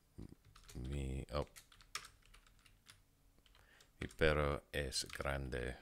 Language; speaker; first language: Spanish; non-native, learner; English